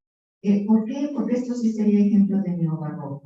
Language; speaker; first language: Spanish; native; Spanish